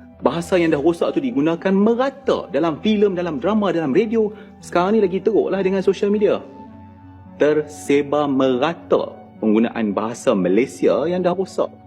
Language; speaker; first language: Malay; native; Malay